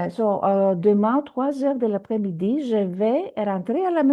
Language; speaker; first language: French; non-native, fluent; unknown